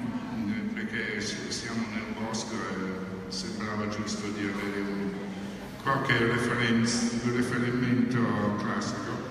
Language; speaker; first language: Italian; non-native, fluent; English